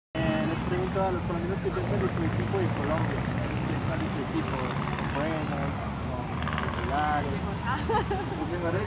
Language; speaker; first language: Spanish; non-native, fluent; French